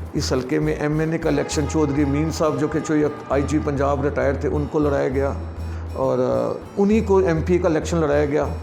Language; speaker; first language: Hindi; non-native, local second language; Punjabi